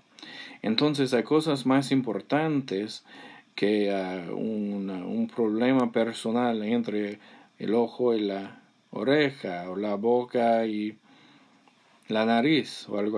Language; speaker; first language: Spanish; non-native, fluent; English